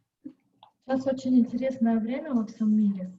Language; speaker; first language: Russian; native; Russian